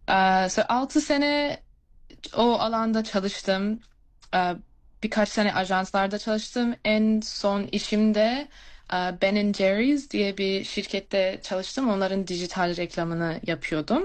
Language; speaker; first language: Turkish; early bilingual, heritage; Turkish